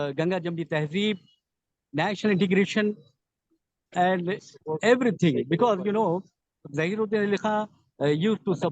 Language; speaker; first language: English; non-native, local second language; Urdu